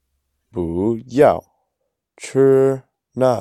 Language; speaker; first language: Chinese; non-native, learner; English